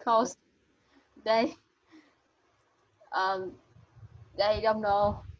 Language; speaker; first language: English; non-native, learner; Vietnamese